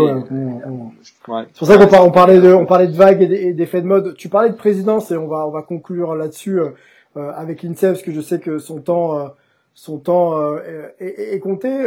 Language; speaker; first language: French; native; French